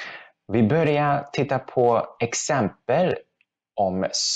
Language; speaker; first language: Swedish; non-native, fluent; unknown